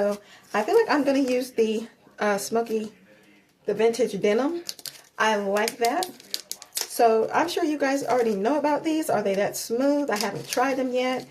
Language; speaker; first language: English; native; English